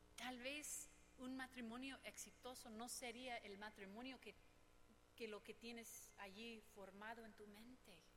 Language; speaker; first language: Spanish; non-native, fluent; English